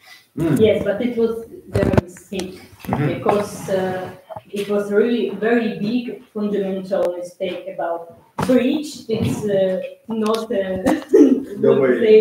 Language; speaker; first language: English; non-native, learner; Russian